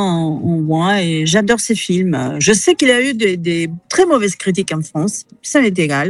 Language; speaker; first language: French; non-native, fluent; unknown